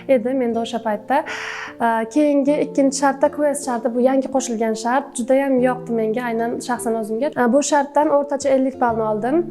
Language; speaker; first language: Uzbek; non-native, local second language; Turkmen